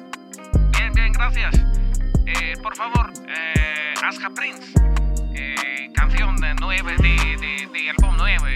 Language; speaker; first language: Spanish; non-native, learner; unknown